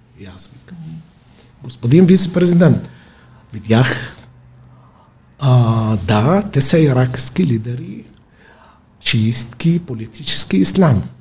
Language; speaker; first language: Bulgarian; non-native, fluent; Arabic